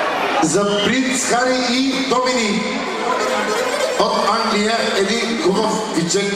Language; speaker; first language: Bulgarian; non-native, local second language; Turkish